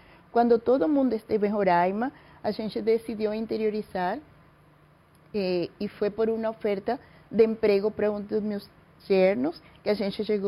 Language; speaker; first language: Portuguese; non-native, fluent; Spanish